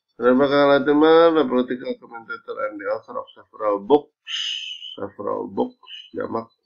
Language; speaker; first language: English; non-native, fluent; Indonesian